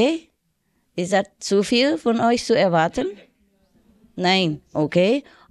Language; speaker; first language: German; non-native, learner; Vietnamese